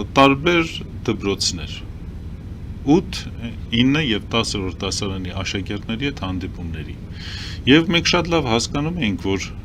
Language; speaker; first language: Armenian; early bilingual, heritage; Armenian